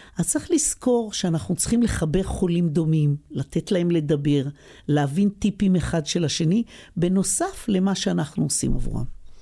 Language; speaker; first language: Hebrew; native; Hebrew